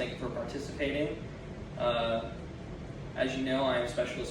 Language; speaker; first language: English; native; English